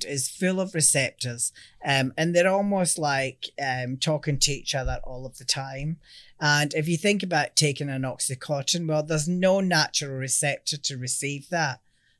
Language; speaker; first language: English; native; English